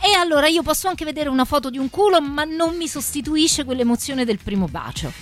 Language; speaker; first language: Italian; native; Italian